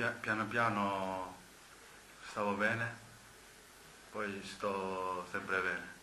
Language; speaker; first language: Italian; non-native, learner; Japanese